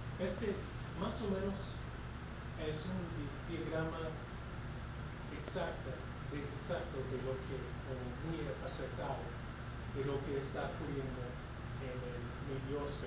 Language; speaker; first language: Spanish; non-native, fluent; English